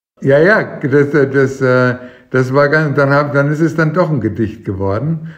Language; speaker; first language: German; native; German